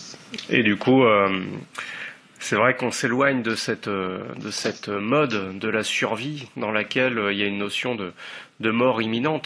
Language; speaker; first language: French; native; French